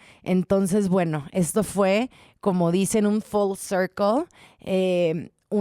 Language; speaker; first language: Spanish; native; Spanish